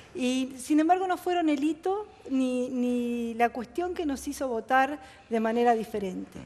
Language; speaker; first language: Spanish; native; Spanish